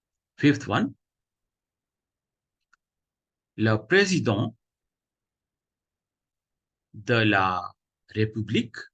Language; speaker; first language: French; non-native, fluent; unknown